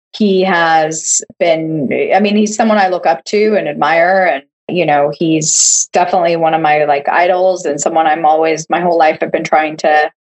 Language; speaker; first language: English; early bilingual, other home language; Hebrew